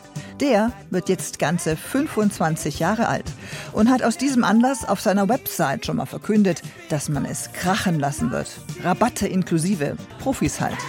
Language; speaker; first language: German; native; German